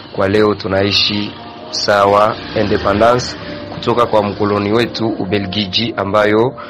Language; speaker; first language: Swahili; native; Swahili